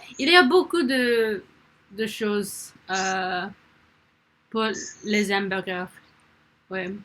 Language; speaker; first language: French; non-native, learner; English